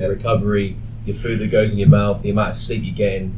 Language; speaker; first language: English; native; English